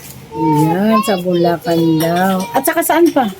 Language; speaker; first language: Filipino; native; Filipino